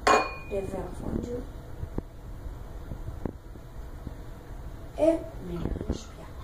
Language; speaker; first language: French; non-native, learner; Spanish